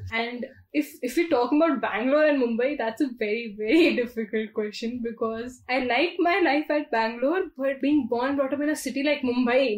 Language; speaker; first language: English; non-native, local second language; Hindi